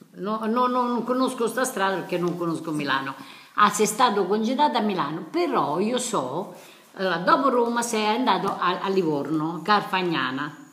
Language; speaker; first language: Italian; native; Italian